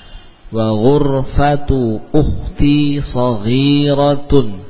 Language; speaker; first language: Arabic; non-native, fluent; Indonesian